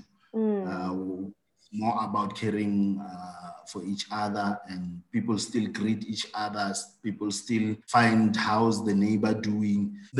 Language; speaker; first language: English; non-native, local second language; Southern Sotho